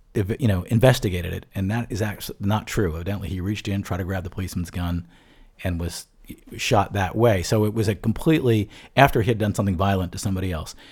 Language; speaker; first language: English; native; English